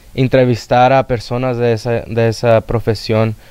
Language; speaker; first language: Spanish; early bilingual, heritage; Spanish